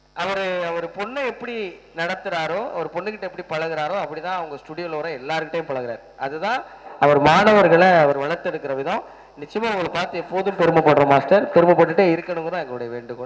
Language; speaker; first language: Tamil; native; Tamil